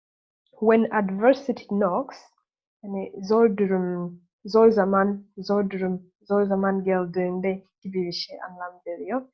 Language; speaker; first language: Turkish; non-native, learner; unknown